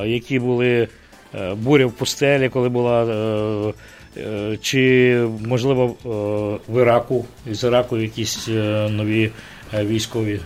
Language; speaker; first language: Ukrainian; native; Ukrainian